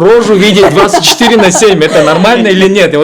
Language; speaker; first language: Russian; native; Russian